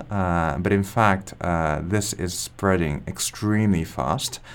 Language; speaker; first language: English; non-native, fluent; Japanese